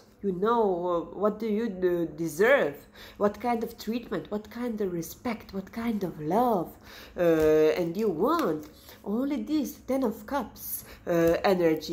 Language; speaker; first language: English; non-native, fluent; Serbian